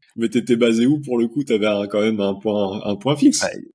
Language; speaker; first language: French; native; French